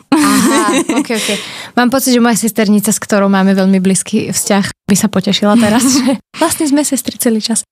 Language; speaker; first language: Slovak; native; Slovak